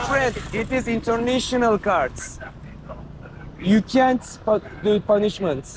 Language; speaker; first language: English; non-native, learner; Turkish